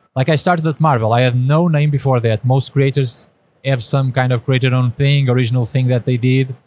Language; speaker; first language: English; non-native, fluent; Portuguese